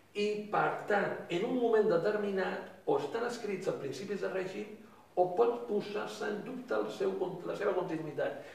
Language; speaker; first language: Catalan; non-native, local second language; Spanish